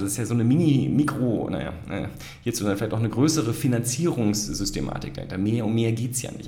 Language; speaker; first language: German; native; German